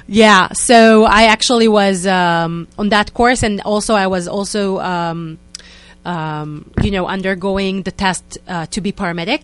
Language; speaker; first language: English; non-native, fluent; Hebrew